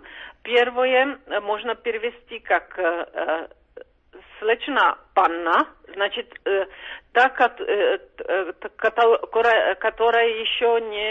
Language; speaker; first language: Russian; non-native, fluent; Czech